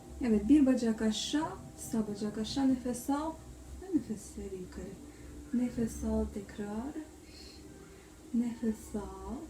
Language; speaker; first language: Turkish; non-native, learner; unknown